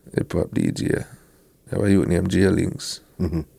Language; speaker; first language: English; native; English